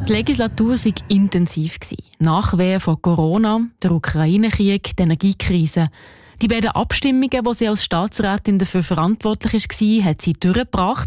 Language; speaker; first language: German; native; German